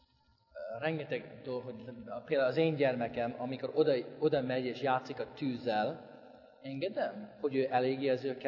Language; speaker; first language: Hungarian; non-native, fluent; English